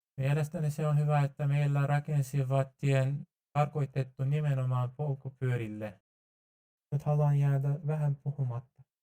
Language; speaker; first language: Finnish; non-native, learner; Turkish